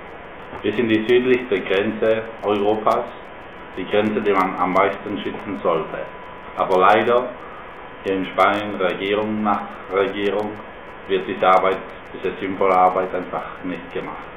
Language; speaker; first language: German; non-native, fluent; Spanish